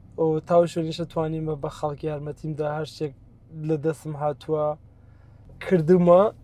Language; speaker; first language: Central Kurdish; non-native, local second language; Southern Kurdish